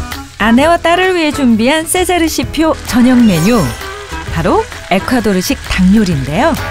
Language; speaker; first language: Korean; native; Korean